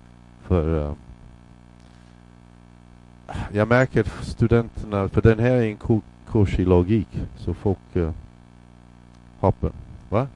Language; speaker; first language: Swedish; non-native, fluent; English